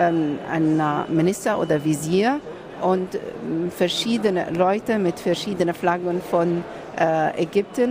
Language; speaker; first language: German; non-native, fluent; Arabic